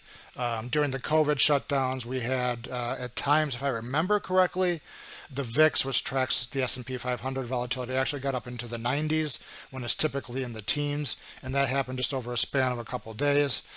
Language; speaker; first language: English; native; English